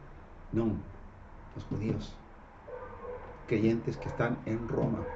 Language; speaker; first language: Spanish; native; Spanish